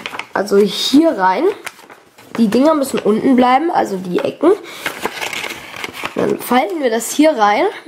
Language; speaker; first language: German; native; German